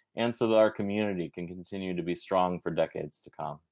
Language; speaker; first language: English; native; English